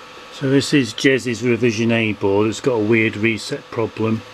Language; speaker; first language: English; native; English